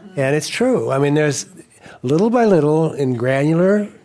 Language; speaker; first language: English; native; English